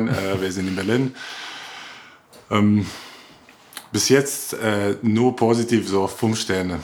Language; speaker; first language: German; non-native, learner; Croatian